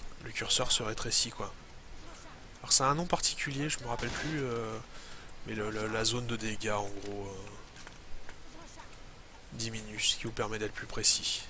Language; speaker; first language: French; native; French